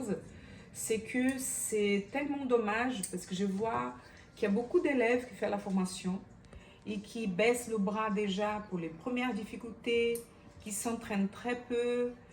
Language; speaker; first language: French; non-native, fluent; Portuguese